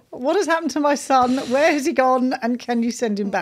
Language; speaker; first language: English; native; English